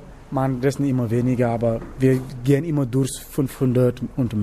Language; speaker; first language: German; non-native, learner; Wolof